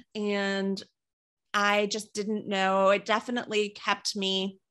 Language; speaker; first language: English; native; English